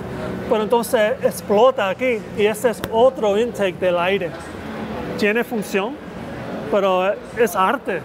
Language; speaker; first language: Spanish; early bilingual, heritage; Spanish